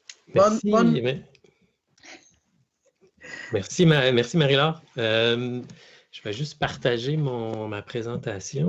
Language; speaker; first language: French; native; French